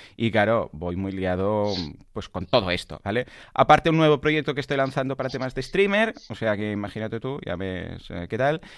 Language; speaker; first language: Spanish; non-native, local second language; Catalan